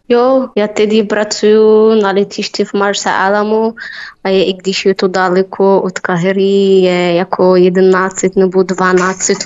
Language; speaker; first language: Czech; non-native, learner; Arabic